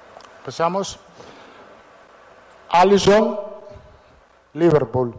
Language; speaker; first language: Portuguese; non-native, fluent; Italian